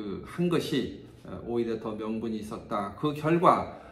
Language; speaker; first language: Korean; native; Korean